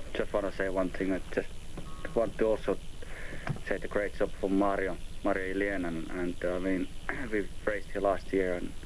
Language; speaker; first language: English; non-native, fluent; Finnish